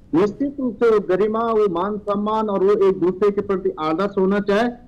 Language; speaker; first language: Hindi; native; Hindi